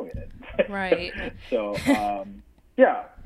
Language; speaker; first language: English; native; English